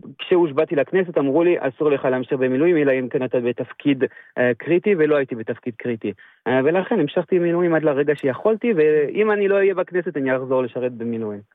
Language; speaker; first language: Hebrew; non-native, fluent; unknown